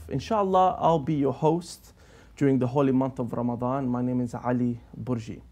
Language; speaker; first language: English; native; English